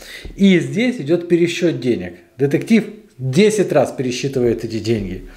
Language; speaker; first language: Russian; native; Russian